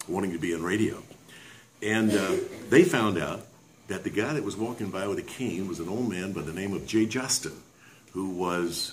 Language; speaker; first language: English; native; English